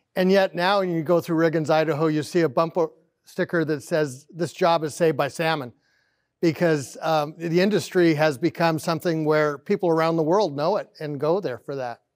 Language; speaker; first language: English; native; English